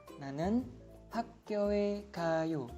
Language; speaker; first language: Korean; non-native, fluent; Indonesian